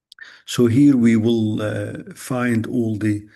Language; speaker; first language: English; non-native, fluent; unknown